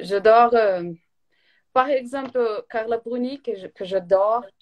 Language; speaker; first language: French; non-native, learner; Portuguese